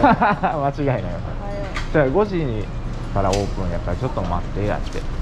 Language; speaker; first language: Japanese; native; Japanese